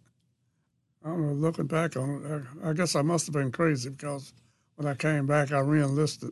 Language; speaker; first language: English; native; English